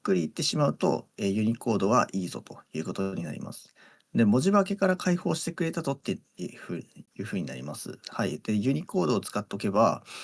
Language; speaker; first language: Japanese; native; Japanese